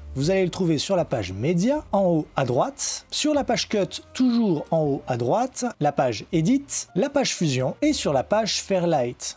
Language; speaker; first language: French; native; French